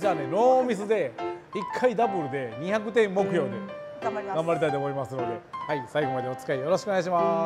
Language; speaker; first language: Japanese; native; Japanese